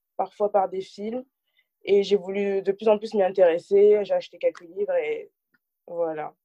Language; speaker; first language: French; native; French